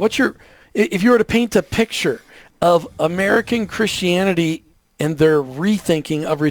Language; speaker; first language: English; native; English